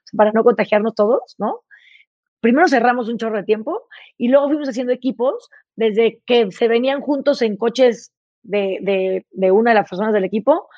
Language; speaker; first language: Spanish; native; Spanish